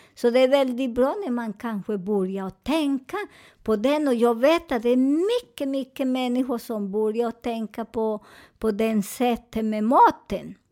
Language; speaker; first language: Swedish; non-native, fluent; Spanish